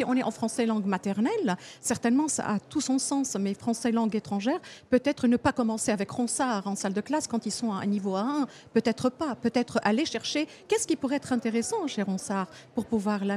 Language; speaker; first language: French; non-native, local second language; Arabic